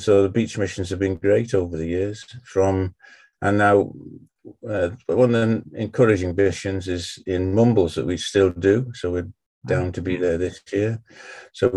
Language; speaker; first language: English; native; English